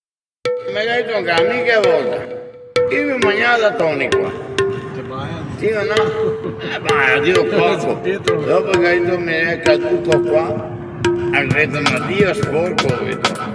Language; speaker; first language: Italian; non-native, local second language; Venetian